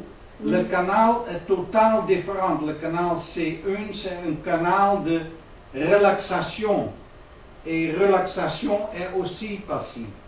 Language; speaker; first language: French; non-native, learner; Dutch